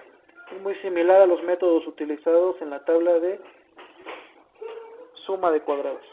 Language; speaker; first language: Spanish; native; Spanish